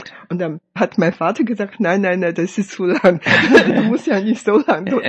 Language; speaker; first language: German; non-native, fluent; Chinese